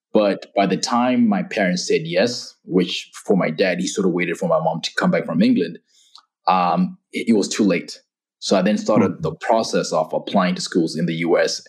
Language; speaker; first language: English; non-native, local second language; Shona